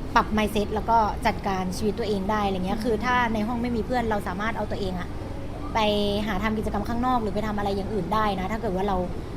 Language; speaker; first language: Thai; native; Thai